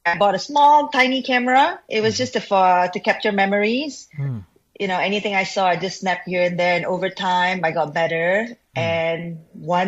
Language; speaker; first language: English; non-native, local second language; Malay